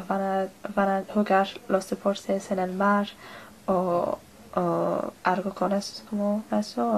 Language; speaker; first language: Spanish; non-native, learner; English